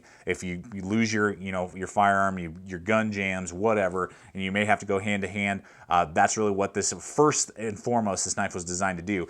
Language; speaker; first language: English; native; English